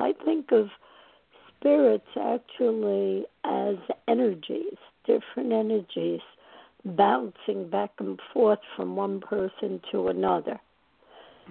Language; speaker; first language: English; native; English